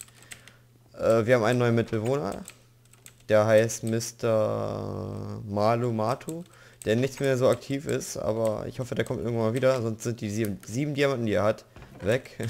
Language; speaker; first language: German; native; German